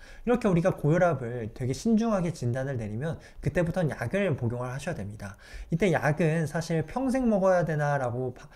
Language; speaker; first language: Korean; native; Korean